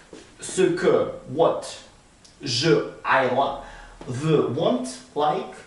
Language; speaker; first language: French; non-native, learner; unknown